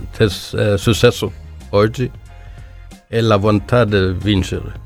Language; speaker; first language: Italian; non-native, learner; Swedish